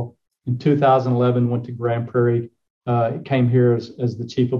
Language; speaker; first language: English; native; English